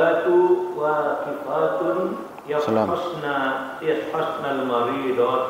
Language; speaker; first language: Arabic; non-native, learner; Indonesian